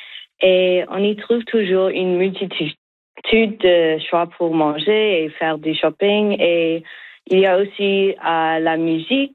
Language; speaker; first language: French; non-native, learner; English